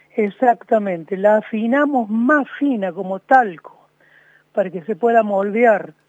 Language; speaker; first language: Spanish; native; Spanish